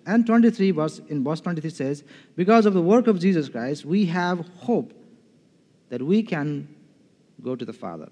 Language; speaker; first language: English; non-native, fluent; Nepali